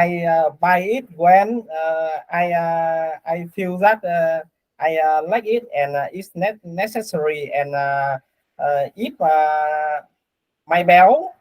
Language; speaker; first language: English; non-native, learner; Vietnamese